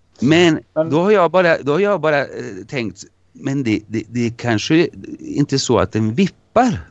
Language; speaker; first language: Swedish; non-native, fluent; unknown